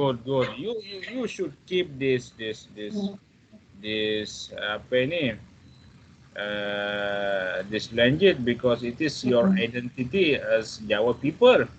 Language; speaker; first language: English; non-native, fluent; Malay